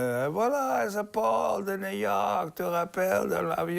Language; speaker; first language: French; non-native, learner; German